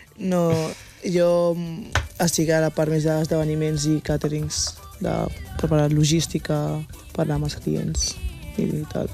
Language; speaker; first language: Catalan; early bilingual, other home language; Wolof